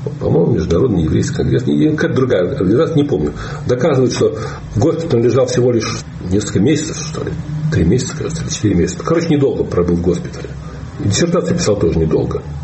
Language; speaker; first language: Russian; native; Russian